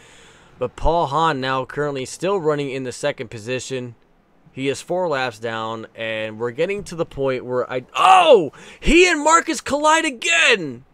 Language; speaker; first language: English; native; English